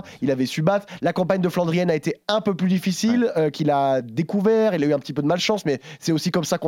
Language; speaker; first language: French; native; French